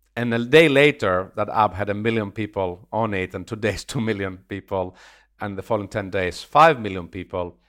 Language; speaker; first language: English; non-native, fluent; Greek